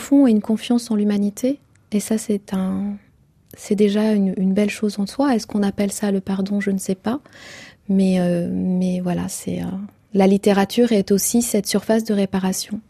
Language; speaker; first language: French; non-native, local second language; Kinyarwanda